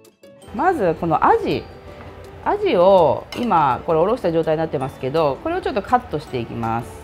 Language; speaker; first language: Japanese; native; Japanese